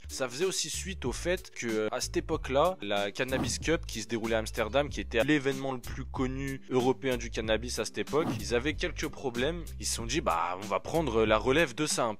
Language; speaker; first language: French; native; French